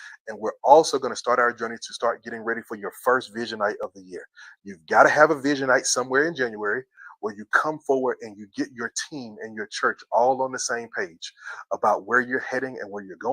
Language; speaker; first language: English; native; English